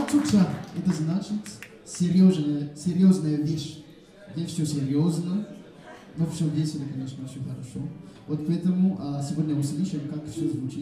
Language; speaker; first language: Russian; non-native, fluent; Malagasy